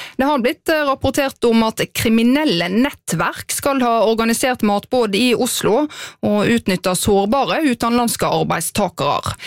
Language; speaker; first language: Norwegian; native; Norwegian